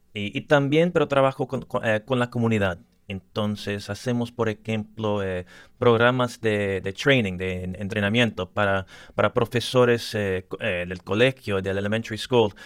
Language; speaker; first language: Spanish; early bilingual, other home language; English